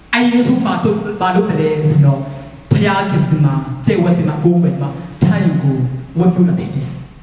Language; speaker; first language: Burmese; non-native, local second language; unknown